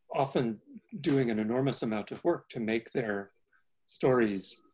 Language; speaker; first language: English; native; English